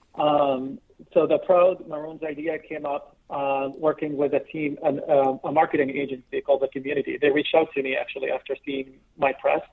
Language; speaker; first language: English; non-native, fluent; Arabic